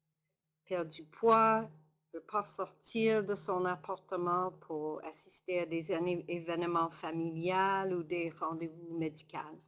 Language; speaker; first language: French; non-native, local second language; English